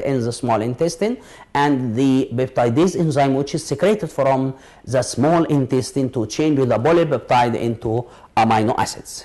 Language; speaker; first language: English; non-native, local second language; Arabic